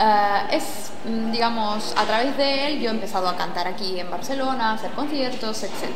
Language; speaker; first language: Spanish; non-native, fluent; Italian